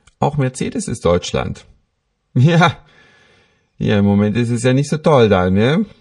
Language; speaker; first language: German; native; German